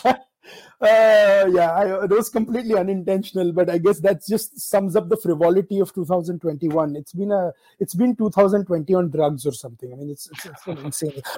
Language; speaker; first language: English; non-native, local second language; Gujarati